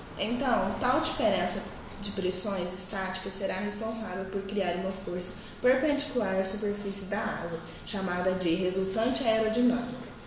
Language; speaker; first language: Portuguese; native; Portuguese